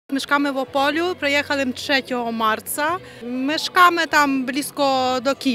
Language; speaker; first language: Polish; non-native, learner; Ukrainian